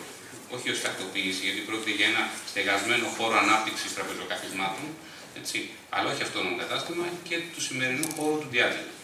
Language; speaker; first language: Greek; native; Greek